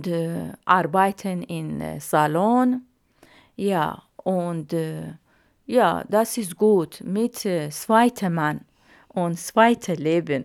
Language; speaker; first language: German; non-native, learner; Arabic